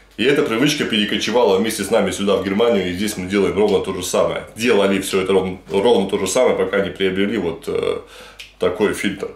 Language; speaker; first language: Russian; native; Russian